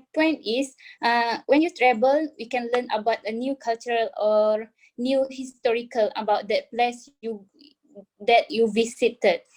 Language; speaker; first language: English; non-native, local second language; Malay